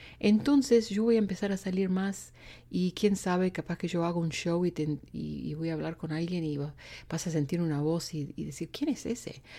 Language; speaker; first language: Spanish; native; Spanish